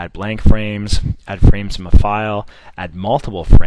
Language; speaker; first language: English; native; English